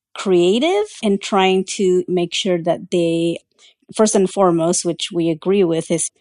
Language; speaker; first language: English; early bilingual, other home language; Spanish